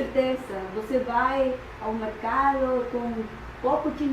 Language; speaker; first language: Portuguese; non-native, fluent; Spanish